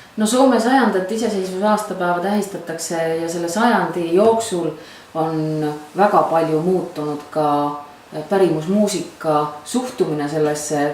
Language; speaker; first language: Estonian; native; Estonian